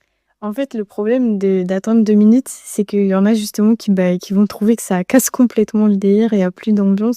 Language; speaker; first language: French; native; French